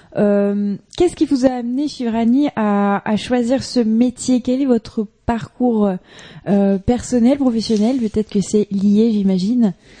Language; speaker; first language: French; native; French